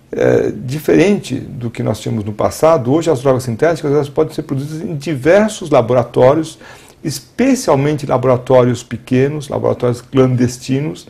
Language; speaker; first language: Portuguese; native; Portuguese